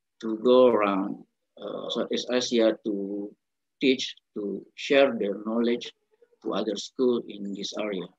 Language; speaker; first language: English; non-native, learner; Indonesian